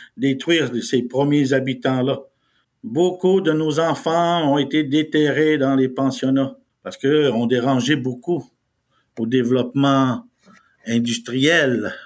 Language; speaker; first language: French; non-native, fluent; Innu-aimun